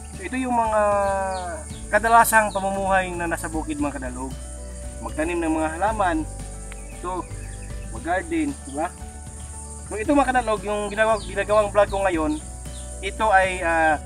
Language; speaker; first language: Filipino; non-native, local second language; Cebuano